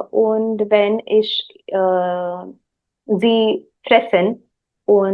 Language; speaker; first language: German; non-native, learner; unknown